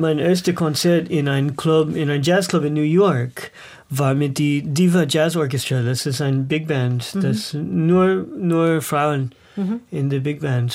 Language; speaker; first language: German; non-native, fluent; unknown